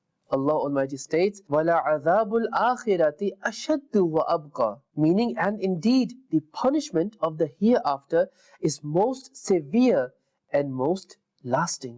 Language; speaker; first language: English; non-native, local second language; Urdu